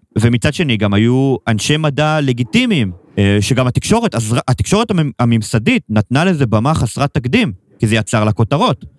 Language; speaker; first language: Hebrew; native; Hebrew